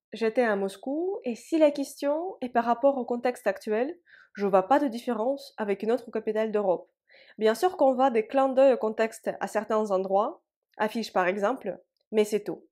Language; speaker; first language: French; non-native, fluent; Russian